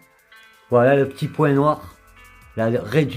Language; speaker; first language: French; native; French